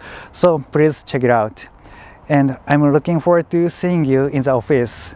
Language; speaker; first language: English; non-native, fluent; Japanese